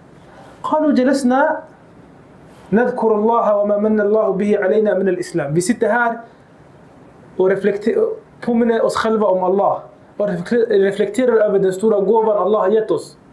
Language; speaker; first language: Swedish; early bilingual, other home language; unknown